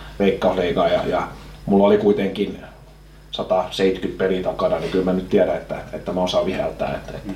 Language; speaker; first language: Finnish; non-native, local second language; Swedish